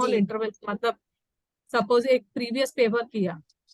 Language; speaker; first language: Hindi; native; Hindi